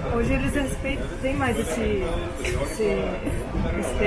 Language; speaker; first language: Portuguese; early bilingual, heritage; Portuguese